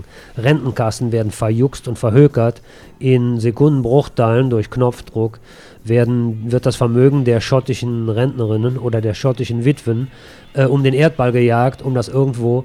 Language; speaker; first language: German; native; German